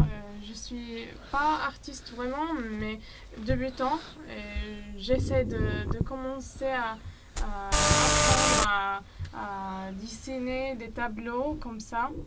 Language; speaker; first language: French; non-native, learner; Arabic